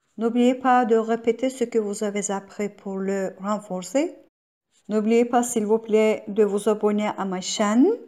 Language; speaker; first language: French; non-native, fluent; Turkish